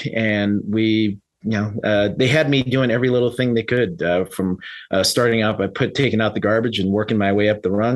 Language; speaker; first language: English; native; English